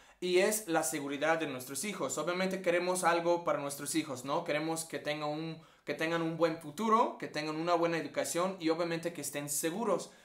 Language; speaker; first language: Spanish; non-native, fluent; English